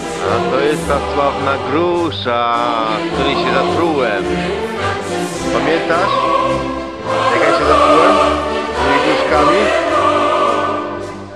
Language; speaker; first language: Polish; native; Polish